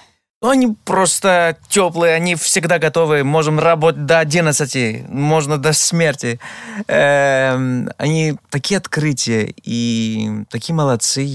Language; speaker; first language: Russian; non-native, fluent; Greek